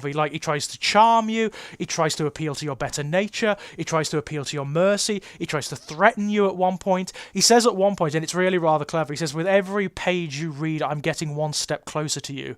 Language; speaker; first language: English; native; English